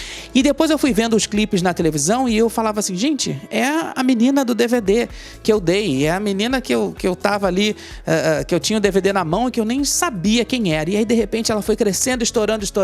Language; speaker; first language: Portuguese; native; Portuguese